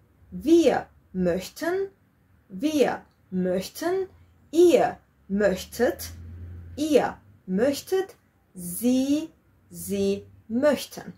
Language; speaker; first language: German; non-native, fluent; Georgian